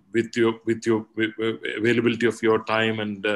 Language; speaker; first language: English; non-native, local second language; Malayalam